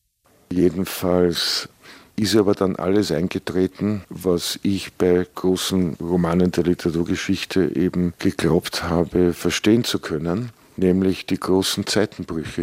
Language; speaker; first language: German; native; German